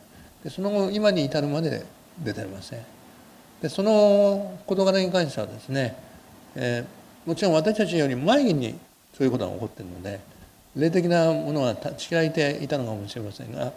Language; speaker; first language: Japanese; native; Japanese